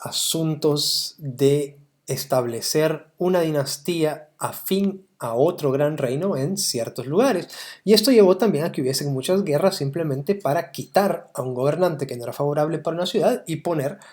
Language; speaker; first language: Spanish; native; Spanish